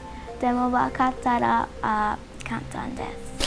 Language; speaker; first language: Japanese; non-native, learner; English